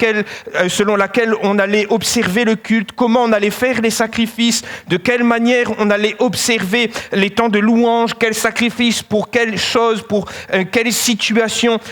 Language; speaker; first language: French; native; French